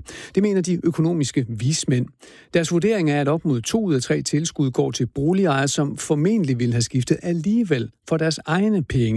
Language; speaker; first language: Danish; native; Danish